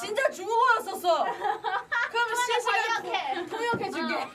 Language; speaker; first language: Korean; non-native, fluent; Chinese